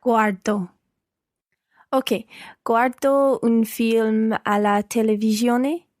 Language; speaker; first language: Italian; non-native, learner; English